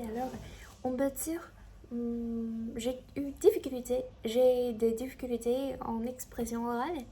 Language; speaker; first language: French; non-native, learner; Chinese